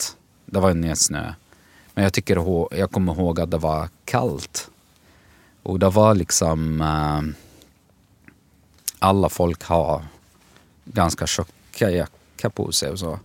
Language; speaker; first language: Swedish; non-native, fluent; Arabic